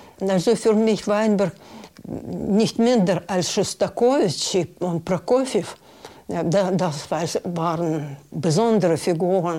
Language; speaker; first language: German; non-native, fluent; Russian